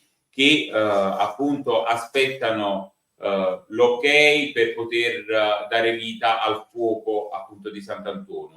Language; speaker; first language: Italian; native; Italian